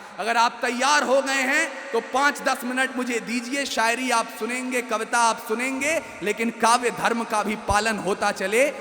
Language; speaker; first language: Hindi; native; Hindi